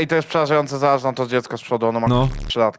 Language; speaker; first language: Polish; native; Polish